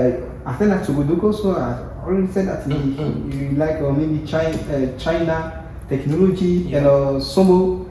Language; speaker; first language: English; non-native, learner; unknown